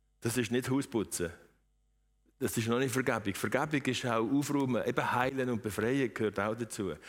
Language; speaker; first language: German; native; German